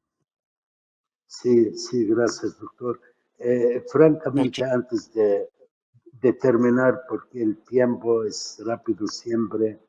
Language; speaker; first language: Spanish; non-native, fluent; Arabic